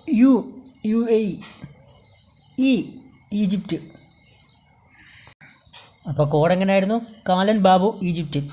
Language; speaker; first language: Malayalam; native; Malayalam